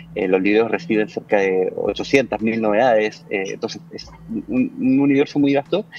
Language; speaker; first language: Spanish; native; Spanish